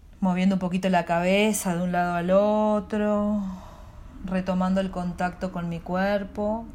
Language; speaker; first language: Spanish; native; Spanish